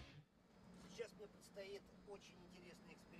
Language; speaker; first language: Russian; native; Russian